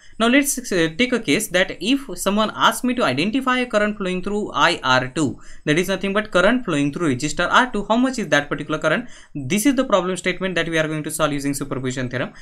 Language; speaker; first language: English; non-native, local second language; Marathi